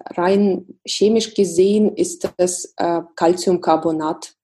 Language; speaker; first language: German; non-native, fluent; Russian